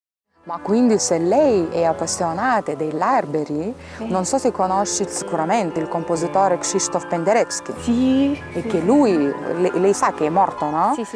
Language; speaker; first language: Italian; non-native, fluent; Lithuanian